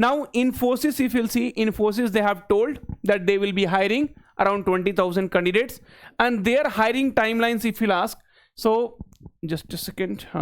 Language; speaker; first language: English; non-native, local second language; Hindi